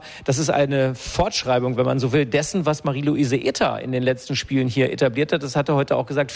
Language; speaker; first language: German; native; German